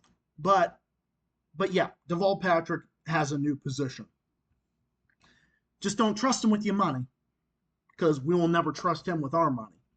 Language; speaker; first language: English; native; English